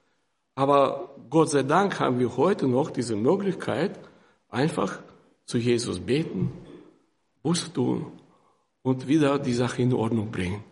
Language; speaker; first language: German; non-native, fluent; Russian